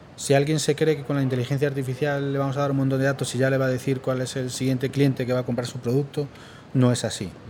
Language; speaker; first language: Spanish; native; Spanish